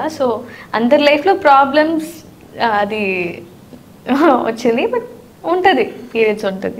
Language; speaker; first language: Telugu; non-native, learner; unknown